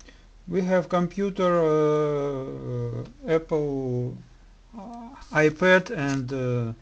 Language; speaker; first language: English; non-native, learner; Russian